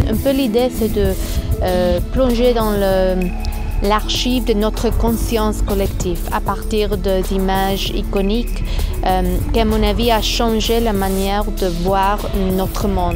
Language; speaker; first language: French; non-native, fluent; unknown